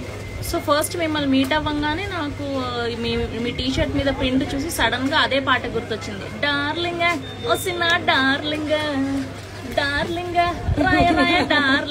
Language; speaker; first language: Telugu; native; Telugu